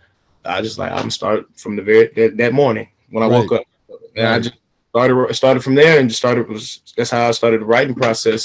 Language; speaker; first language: English; native; English